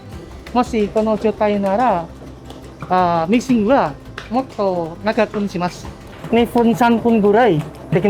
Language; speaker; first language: Japanese; non-native, learner; Indonesian